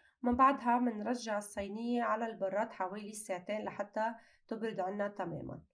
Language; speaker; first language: Arabic; native; Arabic